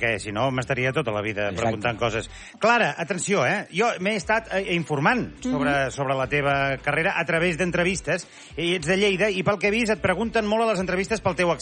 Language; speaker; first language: Catalan; native; Catalan